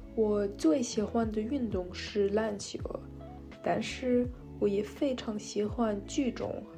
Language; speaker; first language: Chinese; non-native, learner; French